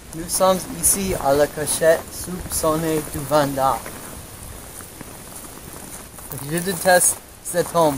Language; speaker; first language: French; non-native, learner; English